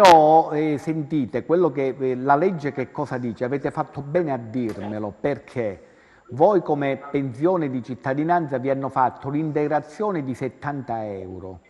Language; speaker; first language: Italian; native; Italian